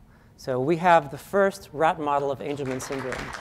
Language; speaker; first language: English; native; English